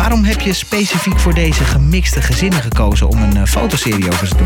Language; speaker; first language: Dutch; native; Dutch